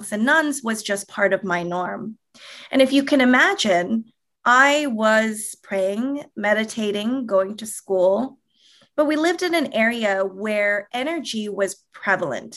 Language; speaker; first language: English; native; English